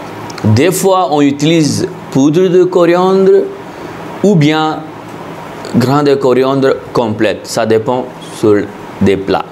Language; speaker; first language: French; non-native, fluent; Hindi